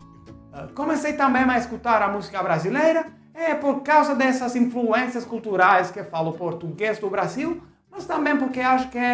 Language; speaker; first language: Portuguese; non-native, fluent; Italian